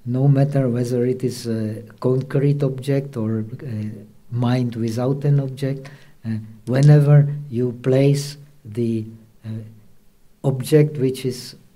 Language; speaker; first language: English; non-native, fluent; Czech